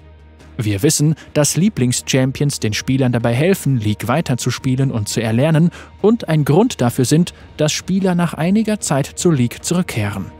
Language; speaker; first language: German; native; German